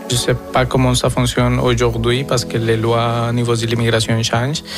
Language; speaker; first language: French; non-native, fluent; Spanish